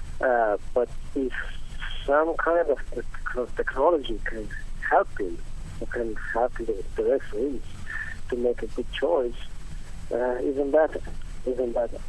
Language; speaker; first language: English; non-native, learner; Italian